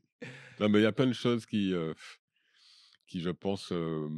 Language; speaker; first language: French; native; French